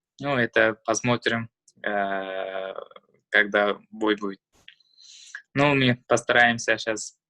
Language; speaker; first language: Russian; non-native, learner; Uzbek